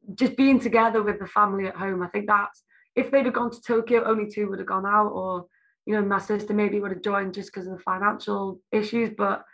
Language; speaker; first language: English; native; English